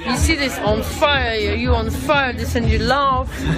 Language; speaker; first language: English; non-native, fluent; Russian